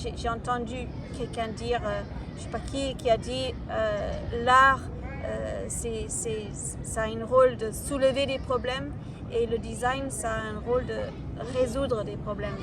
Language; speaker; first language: French; non-native, fluent; English